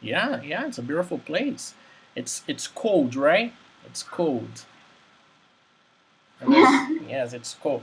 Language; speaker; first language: English; non-native, fluent; Portuguese